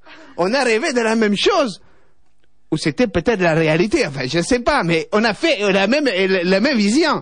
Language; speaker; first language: French; native; French